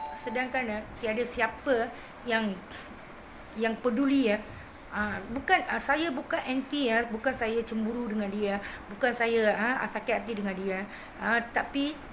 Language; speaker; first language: Malay; non-native, local second language; Tamil